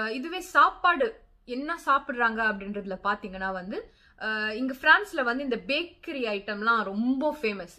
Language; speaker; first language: Tamil; early bilingual, heritage; Tamil